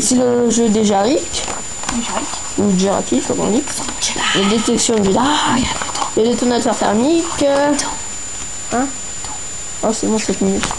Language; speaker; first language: French; native; French